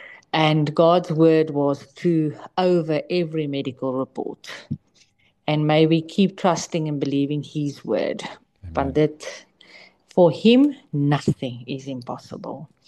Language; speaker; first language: English; non-native, local second language; Afrikaans